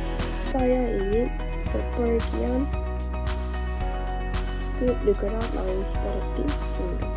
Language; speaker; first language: Indonesian; non-native, learner; Korean